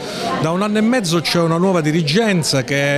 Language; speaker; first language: Italian; native; Italian